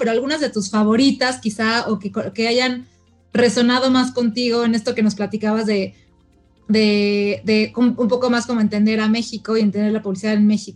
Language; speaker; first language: Spanish; native; Spanish